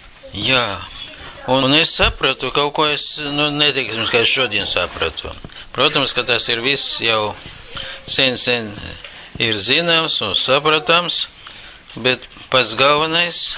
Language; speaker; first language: Latvian; non-native, local second language; Russian